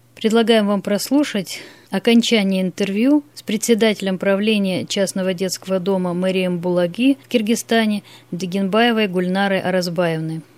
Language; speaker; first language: Russian; native; Russian